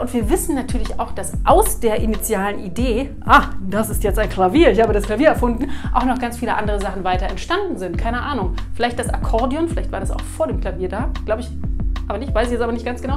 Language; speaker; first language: German; native; German